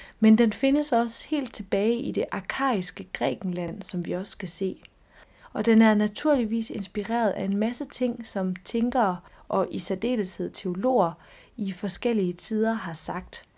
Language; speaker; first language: Danish; native; Danish